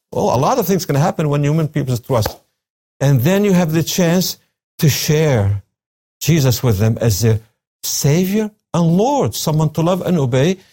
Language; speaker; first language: English; non-native, fluent; Arabic